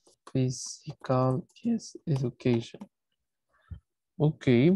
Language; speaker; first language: English; non-native, fluent; Spanish